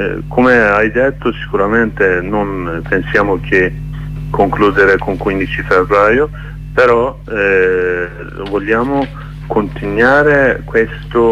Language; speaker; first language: Italian; non-native, learner; Kurdish